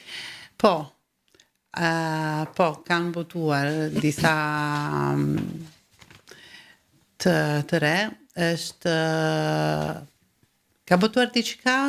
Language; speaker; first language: Albanian; early bilingual, heritage; Albanian